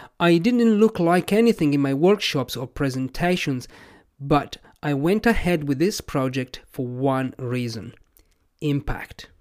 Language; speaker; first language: English; non-native, fluent; Italian